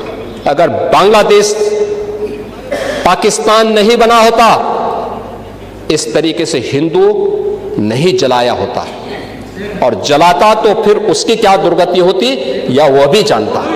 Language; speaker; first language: Hindi; native; Hindi